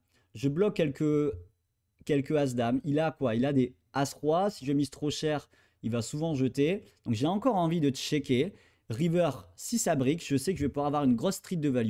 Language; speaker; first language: French; native; French